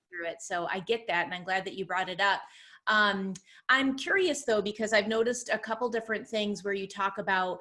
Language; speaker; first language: English; native; English